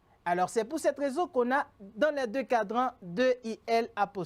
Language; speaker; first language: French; non-native, fluent; Spanish